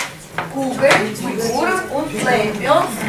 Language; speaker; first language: German; non-native, fluent; Russian